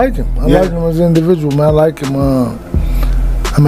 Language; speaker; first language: English; native; English